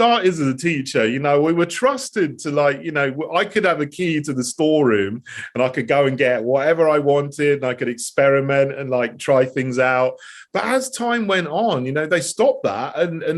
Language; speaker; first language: English; native; English